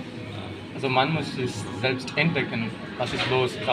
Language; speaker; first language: German; non-native, learner; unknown